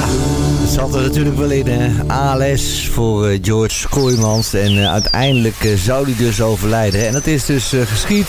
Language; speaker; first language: Dutch; native; Dutch